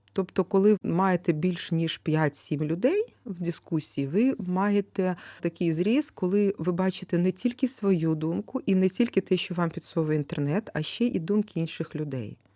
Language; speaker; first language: Ukrainian; native; Ukrainian